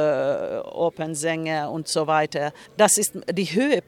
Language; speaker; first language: German; non-native, fluent; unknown